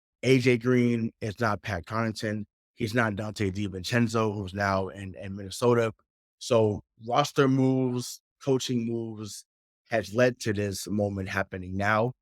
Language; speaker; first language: English; native; English